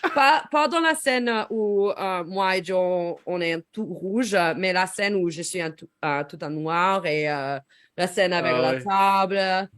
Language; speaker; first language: French; non-native, learner; English